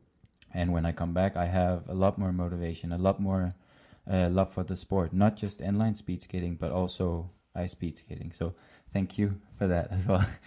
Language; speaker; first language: English; non-native, fluent; Danish